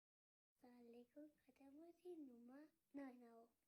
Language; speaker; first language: German; early bilingual, other home language; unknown